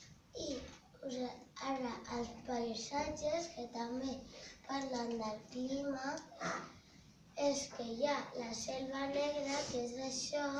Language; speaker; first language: Spanish; non-native, local second language; Catalan